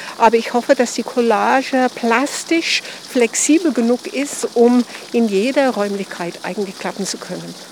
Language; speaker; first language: German; non-native, fluent; English